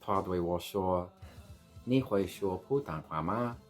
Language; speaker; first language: Chinese; non-native, learner; English